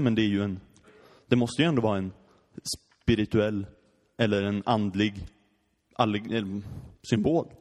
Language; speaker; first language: Swedish; native; Swedish